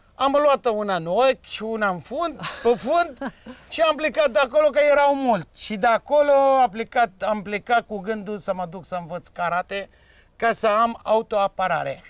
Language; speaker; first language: Romanian; non-native, fluent; Arabic